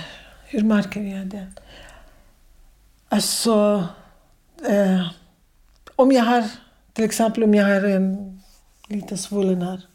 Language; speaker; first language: Swedish; non-native, fluent; Kurdish